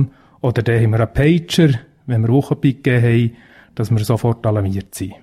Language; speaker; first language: German; native; German